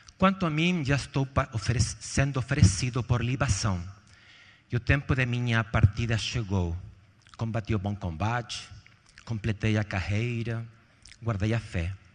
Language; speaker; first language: Portuguese; non-native, fluent; Spanish